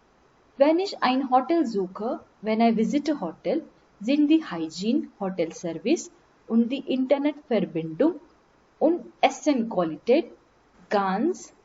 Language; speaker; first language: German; non-native, learner; Marathi